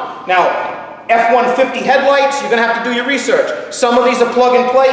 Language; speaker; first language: English; native; English